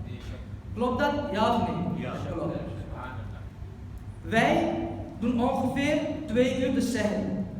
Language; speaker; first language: Dutch; early bilingual, other home language; Urdu